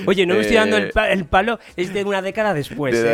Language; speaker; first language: Spanish; native; Spanish